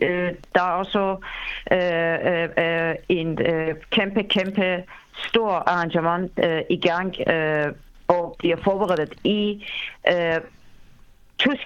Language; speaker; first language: Danish; non-native, fluent; Persian